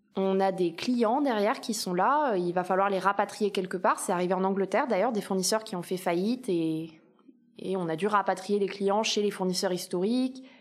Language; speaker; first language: French; native; French